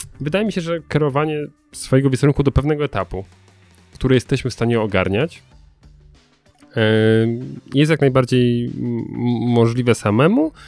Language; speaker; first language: Polish; native; Polish